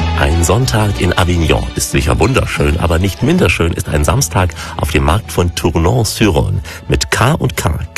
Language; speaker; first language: German; native; German